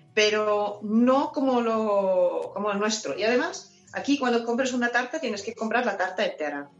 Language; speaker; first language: Spanish; non-native, fluent; German